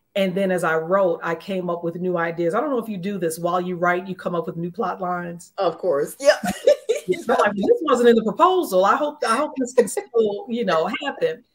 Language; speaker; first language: English; native; English